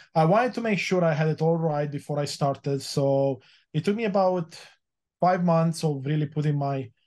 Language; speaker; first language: English; early bilingual, other home language; Romanian